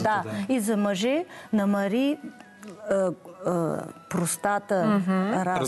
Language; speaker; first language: Bulgarian; non-native, learner; Chinese